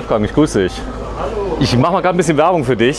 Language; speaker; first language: German; native; German